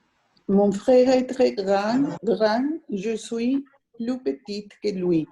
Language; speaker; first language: French; non-native, learner; Spanish